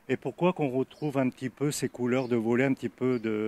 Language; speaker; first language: French; native; French